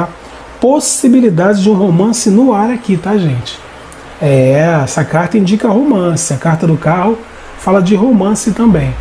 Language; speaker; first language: Portuguese; native; Portuguese